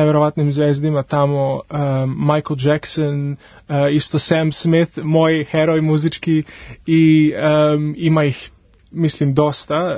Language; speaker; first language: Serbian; early bilingual, heritage; Serbian